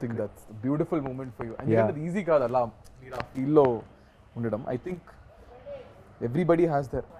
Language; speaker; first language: Telugu; native; Telugu